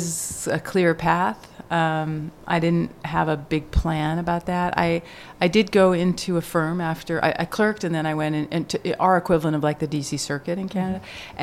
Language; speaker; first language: English; native; English